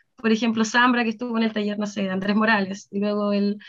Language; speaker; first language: Spanish; native; Spanish